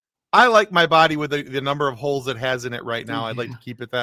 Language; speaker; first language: English; native; English